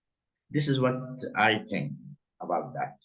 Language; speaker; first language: English; non-native, learner; Arabic